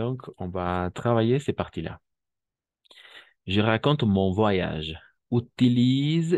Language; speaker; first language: French; non-native, fluent; Spanish